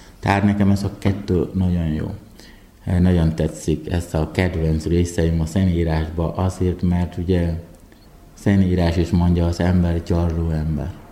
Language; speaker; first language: Hungarian; non-native, fluent; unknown